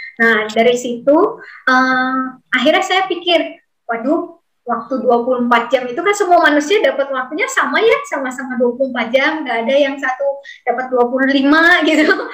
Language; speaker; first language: Indonesian; native; Indonesian